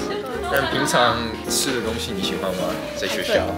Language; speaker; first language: Chinese; early bilingual, heritage; English